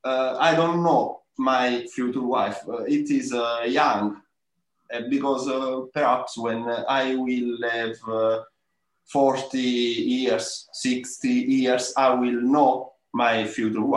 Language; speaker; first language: English; non-native, learner; Italian